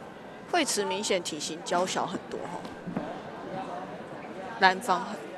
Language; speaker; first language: Chinese; native; Chinese